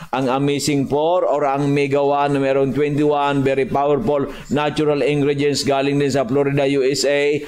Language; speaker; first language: Filipino; non-native, local second language; Bikol